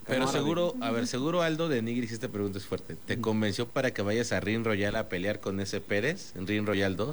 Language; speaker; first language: Spanish; native; Spanish